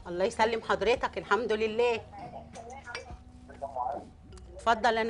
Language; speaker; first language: Arabic; native; Arabic